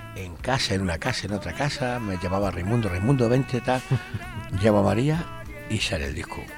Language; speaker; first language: Spanish; native; Spanish